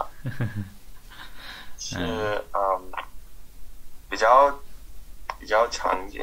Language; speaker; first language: Chinese; non-native, learner; English